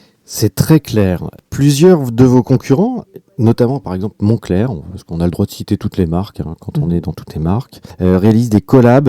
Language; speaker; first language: French; native; French